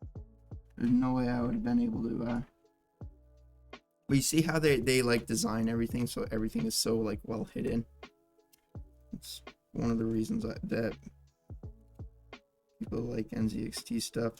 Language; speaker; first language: English; native; English